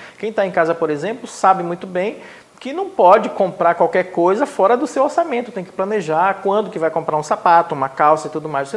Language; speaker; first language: Portuguese; non-native, local second language; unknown